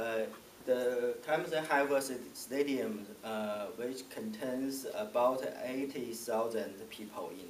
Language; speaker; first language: English; non-native, learner; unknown